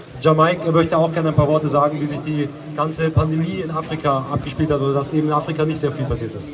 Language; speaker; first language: German; native; German